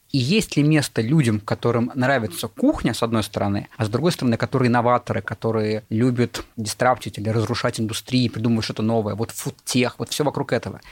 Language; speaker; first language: Russian; native; Russian